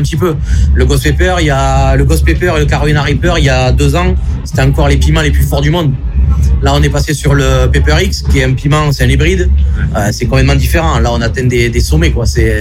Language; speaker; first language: French; native; French